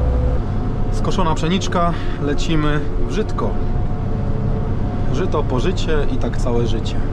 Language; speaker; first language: Polish; native; Polish